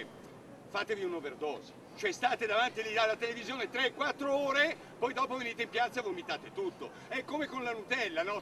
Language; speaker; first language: Italian; native; Italian